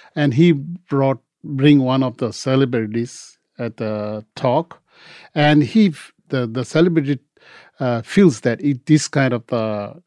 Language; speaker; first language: English; non-native, local second language; Tibetan